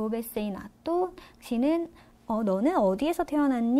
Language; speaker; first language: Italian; non-native, fluent; Korean